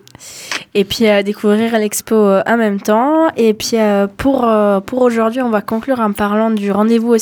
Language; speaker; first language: French; native; French